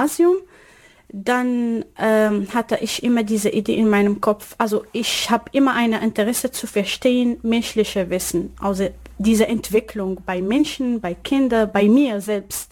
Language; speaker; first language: German; non-native, learner; Arabic